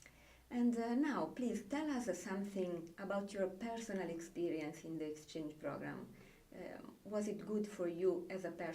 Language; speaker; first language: English; non-native, fluent; Italian